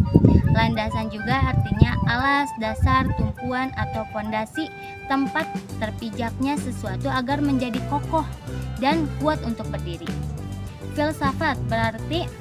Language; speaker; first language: Indonesian; native; Indonesian